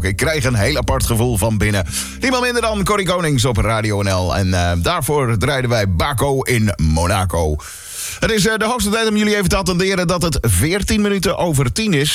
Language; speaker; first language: Dutch; native; Dutch